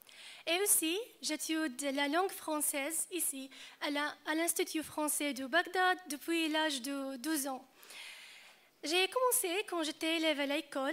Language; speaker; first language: French; non-native, fluent; Arabic